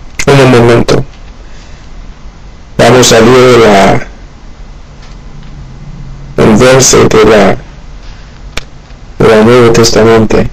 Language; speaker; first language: Spanish; non-native, learner; Haitian Creole